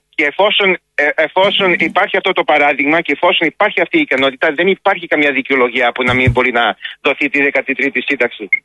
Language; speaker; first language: Greek; early bilingual, heritage; Greek